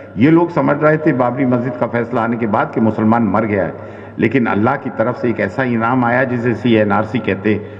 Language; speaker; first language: Urdu; native; Urdu